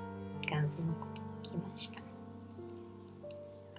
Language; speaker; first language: Japanese; non-native, learner; Portuguese